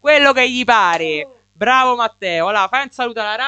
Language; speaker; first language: Italian; native; Italian